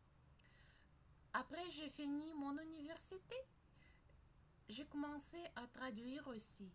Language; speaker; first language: French; non-native, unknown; Russian